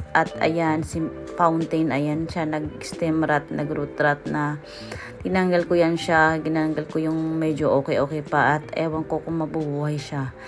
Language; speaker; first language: Filipino; native; Filipino